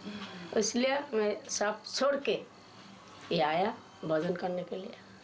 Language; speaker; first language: Hindi; non-native, local second language; Bangla